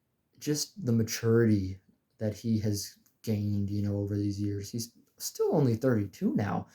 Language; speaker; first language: English; native; English